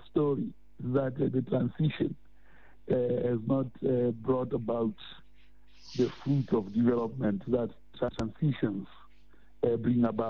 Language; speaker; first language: English; non-native, local second language; Southern Sotho